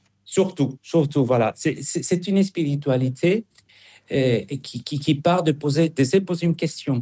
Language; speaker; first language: French; non-native, fluent; Spanish